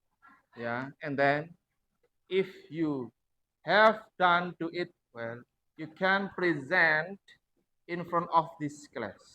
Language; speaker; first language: English; non-native, learner; Javanese